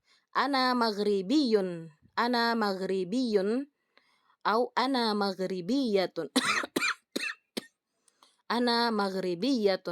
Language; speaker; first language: Arabic; non-native, fluent; Indonesian